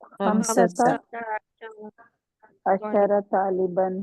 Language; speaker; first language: Arabic; non-native, learner; Urdu